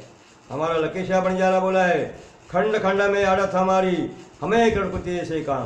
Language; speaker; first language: Hindi; non-native, local second language; Lambadi